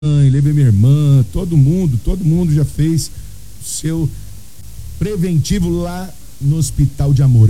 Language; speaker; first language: Portuguese; native; Portuguese